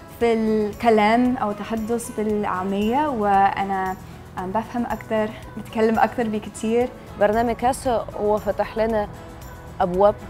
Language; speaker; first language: Arabic; non-native, fluent; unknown